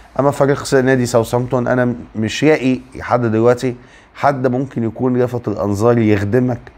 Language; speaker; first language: Arabic; native; Arabic